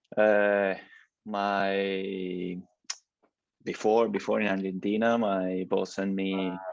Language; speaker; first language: English; non-native, learner; Spanish